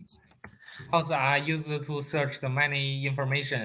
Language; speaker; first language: English; non-native, learner; Chinese